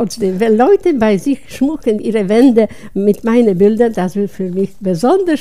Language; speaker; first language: German; non-native, learner; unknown